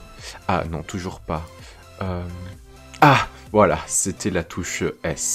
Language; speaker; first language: French; native; French